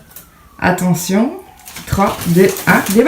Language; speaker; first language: French; native; French